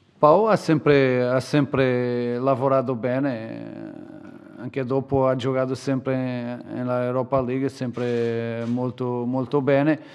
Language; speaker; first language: Italian; non-native, fluent; Portuguese